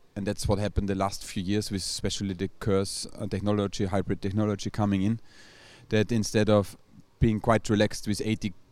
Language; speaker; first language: English; non-native, fluent; German